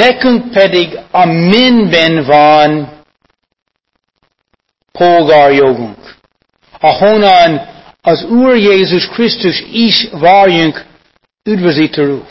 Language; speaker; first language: Hungarian; non-native, fluent; English